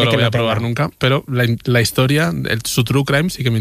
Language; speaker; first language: Spanish; native; Spanish